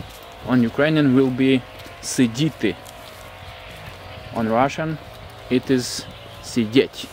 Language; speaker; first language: English; non-native, learner; Russian